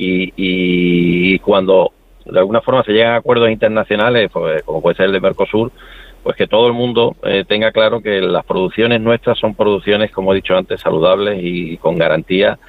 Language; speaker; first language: Spanish; native; Spanish